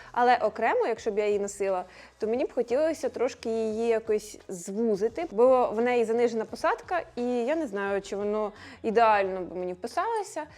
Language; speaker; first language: Ukrainian; non-native, local second language; Russian